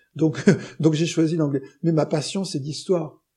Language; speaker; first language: French; native; French